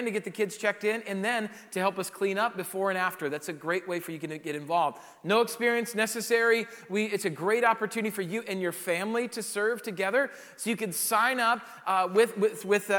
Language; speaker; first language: English; native; English